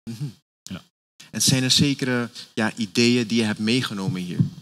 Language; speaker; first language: Dutch; native; Dutch